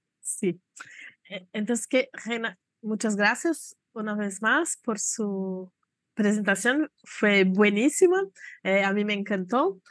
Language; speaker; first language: Spanish; non-native, fluent; Portuguese